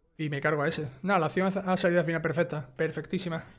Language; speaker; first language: Spanish; native; Spanish